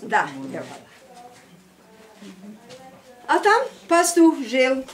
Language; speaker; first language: Russian; non-native, fluent; Albanian